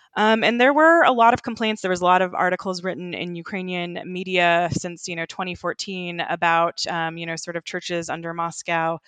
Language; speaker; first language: English; early bilingual, other home language; Ukrainian